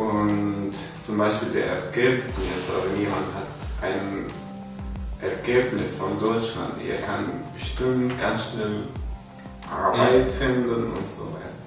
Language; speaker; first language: German; non-native, learner; Arabic